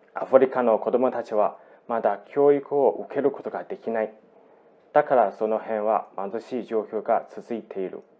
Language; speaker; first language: Japanese; non-native, fluent; Chinese